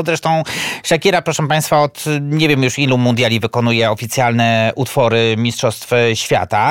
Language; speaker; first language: Polish; native; Polish